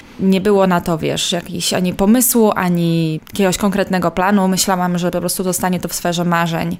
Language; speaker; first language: Polish; native; Polish